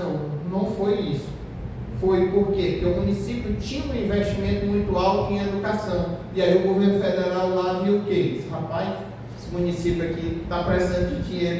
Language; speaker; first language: Portuguese; native; Portuguese